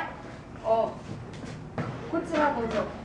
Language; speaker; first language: Japanese; non-native, learner; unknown